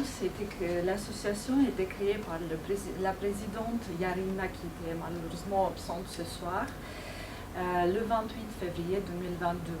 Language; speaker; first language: French; non-native, fluent; Ukrainian